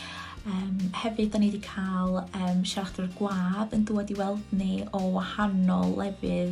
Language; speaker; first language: Welsh; native; Welsh